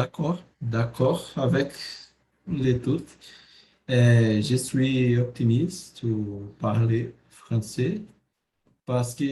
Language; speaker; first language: French; non-native, learner; Portuguese